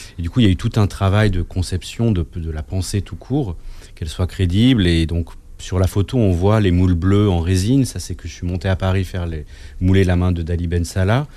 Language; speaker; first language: French; native; French